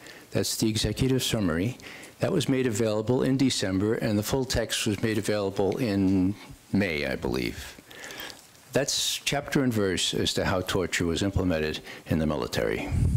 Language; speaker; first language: English; native; English